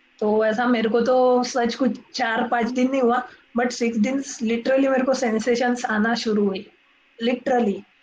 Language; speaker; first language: Hindi; non-native, local second language; Marathi